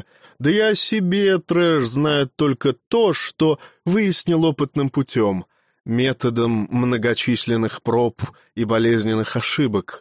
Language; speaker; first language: Russian; native; Russian